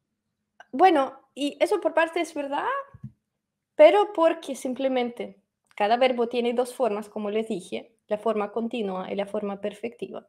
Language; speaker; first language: Spanish; non-native, fluent; Russian